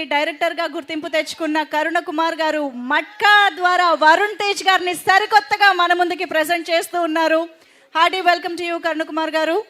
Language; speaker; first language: Telugu; native; Telugu